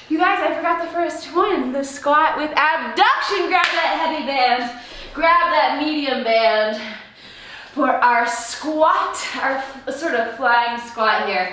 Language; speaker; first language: English; native; English